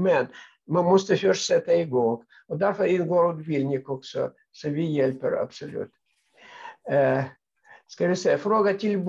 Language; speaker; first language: Swedish; non-native, fluent; Russian